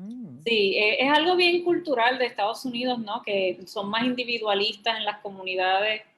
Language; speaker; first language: Spanish; native; Spanish